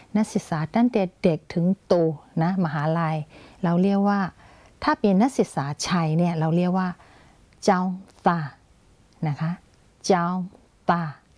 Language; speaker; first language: Thai; non-native, fluent; Burmese